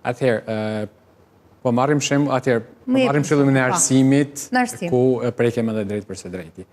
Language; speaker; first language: Albanian; native; Albanian